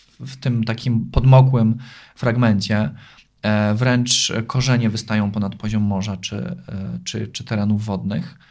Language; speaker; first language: Polish; native; Polish